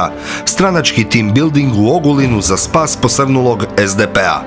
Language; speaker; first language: Croatian; native; Croatian